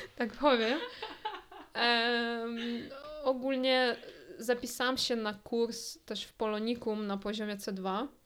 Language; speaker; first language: Polish; non-native, fluent; Russian